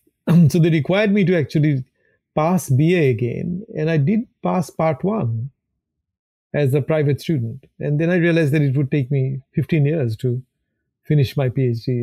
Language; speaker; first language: English; non-native, local second language; Bangla